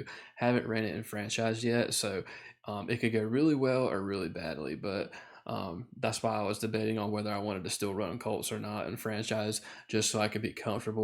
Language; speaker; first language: English; native; English